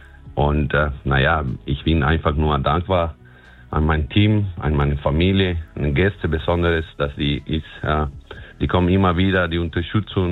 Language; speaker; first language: German; non-native, fluent; Spanish